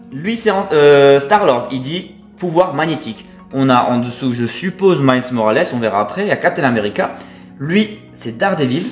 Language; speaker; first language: French; native; French